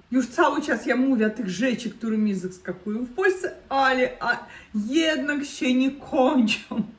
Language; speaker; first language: Polish; non-native, learner; Russian